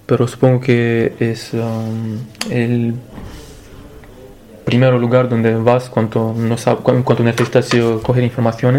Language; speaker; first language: Spanish; non-native, fluent; Romanian